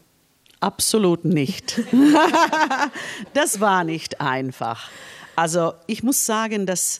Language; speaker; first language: German; non-native, fluent; Finnish